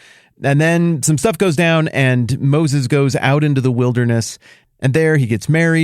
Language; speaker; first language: English; native; English